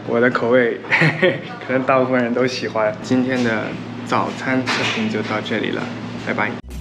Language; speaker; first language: Chinese; non-native, fluent; Korean